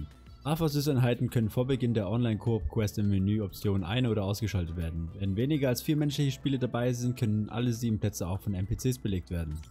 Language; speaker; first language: German; native; German